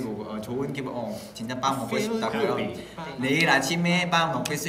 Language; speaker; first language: Korean; non-native, fluent; Vietnamese